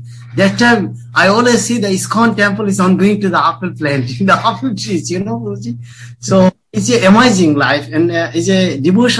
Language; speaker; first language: English; non-native, local second language; Hindi